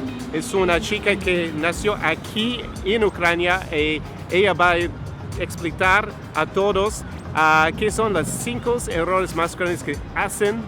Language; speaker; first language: Spanish; non-native, fluent; English